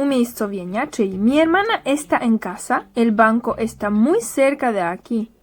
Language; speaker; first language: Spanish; non-native, fluent; Polish